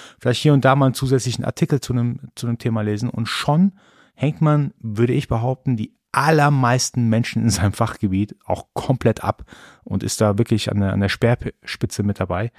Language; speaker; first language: German; early bilingual, other home language; Persian